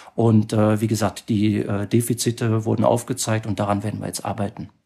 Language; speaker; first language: German; native; German